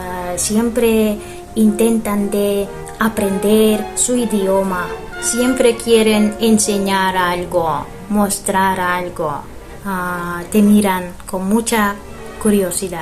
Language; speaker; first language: Spanish; non-native, fluent; Russian